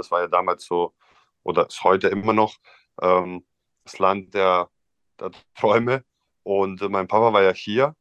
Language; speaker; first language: German; non-native, fluent; Serbian